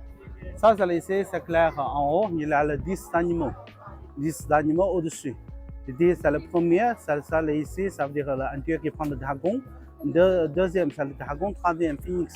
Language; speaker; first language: French; non-native, learner; Chinese